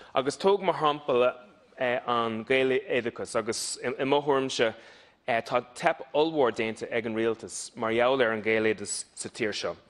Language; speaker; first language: Irish; non-native, local second language; English